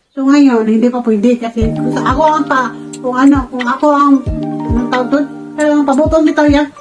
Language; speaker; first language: Filipino; non-native, local second language; Cebuano